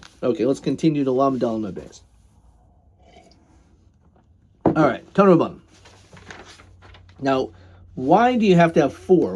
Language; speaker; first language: English; native; English